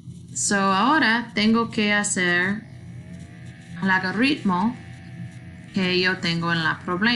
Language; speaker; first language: Spanish; non-native, learner; English